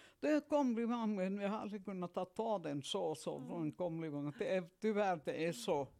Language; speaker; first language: Swedish; non-native, fluent; Finnish